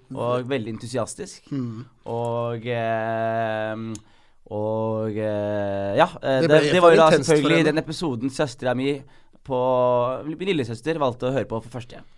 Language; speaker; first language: Norwegian; early bilingual, other home language; Somali